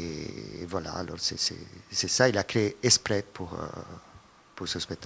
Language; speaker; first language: French; non-native, fluent; Italian